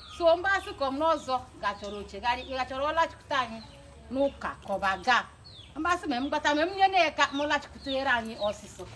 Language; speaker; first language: Igbo; native; Igbo